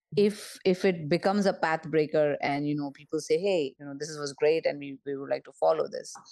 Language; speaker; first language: English; non-native, local second language; Marathi